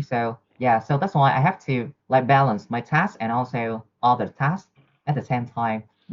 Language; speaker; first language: English; non-native, learner; Vietnamese